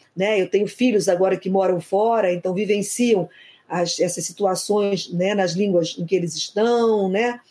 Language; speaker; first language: Portuguese; native; Portuguese